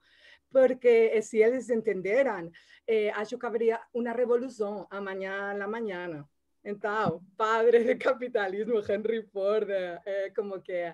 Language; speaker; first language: Portuguese; non-native, learner; Spanish